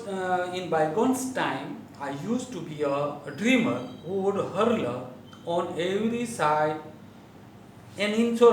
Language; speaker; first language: English; non-native, local second language; Gujarati